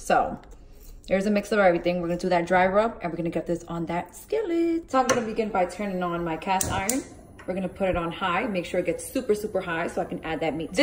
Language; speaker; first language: English; early bilingual, other home language; Spanish